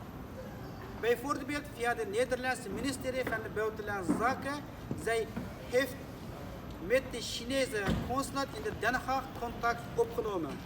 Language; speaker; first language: Dutch; non-native, fluent; Uyghur